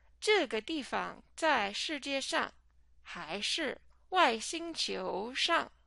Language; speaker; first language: Chinese; non-native, fluent; English